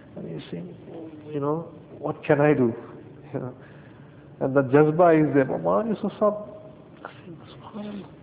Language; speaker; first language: English; early bilingual, other home language; Urdu